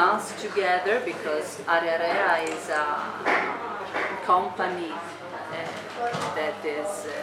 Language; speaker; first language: English; non-native, fluent; Italian